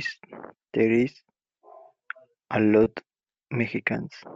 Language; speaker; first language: English; non-native, learner; Spanish